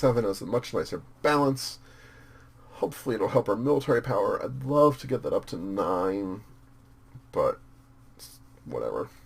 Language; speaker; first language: English; native; English